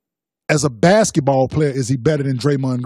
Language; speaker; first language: English; native; English